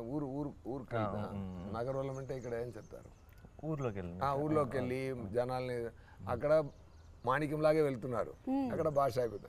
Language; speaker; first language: Telugu; non-native, learner; Tamil